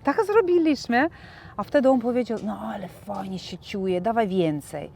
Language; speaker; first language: Polish; non-native, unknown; Romanian